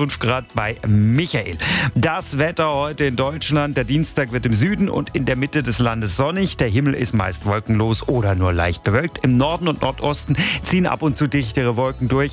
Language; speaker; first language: German; native; German